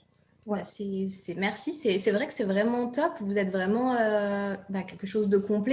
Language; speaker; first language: French; native; French